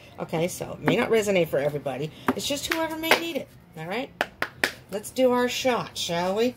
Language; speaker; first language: English; native; English